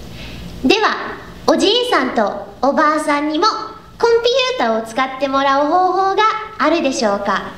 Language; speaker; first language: Japanese; non-native, learner; English